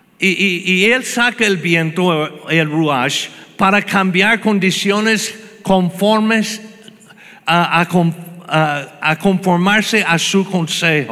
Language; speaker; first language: Spanish; non-native, fluent; English